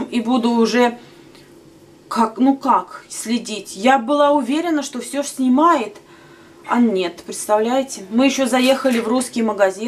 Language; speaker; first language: Russian; native; Russian